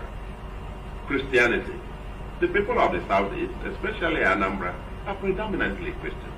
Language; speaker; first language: English; non-native, local second language; Igbo